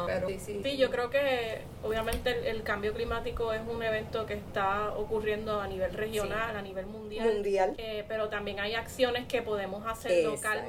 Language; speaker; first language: Spanish; native; Spanish